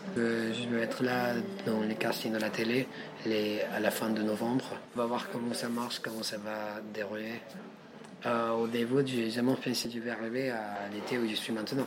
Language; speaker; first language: French; non-native, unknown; Spanish